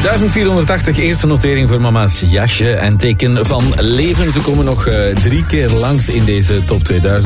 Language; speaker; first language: Dutch; native; Dutch